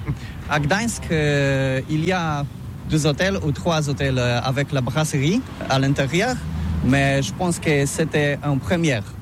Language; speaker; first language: French; non-native, learner; Polish